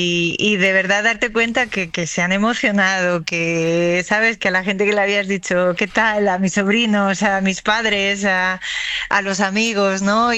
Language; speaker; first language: Spanish; native; Spanish